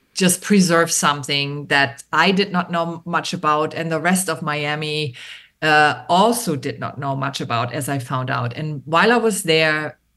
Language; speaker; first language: English; non-native, fluent; German